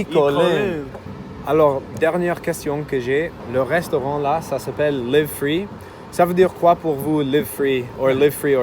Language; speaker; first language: French; non-native, fluent; English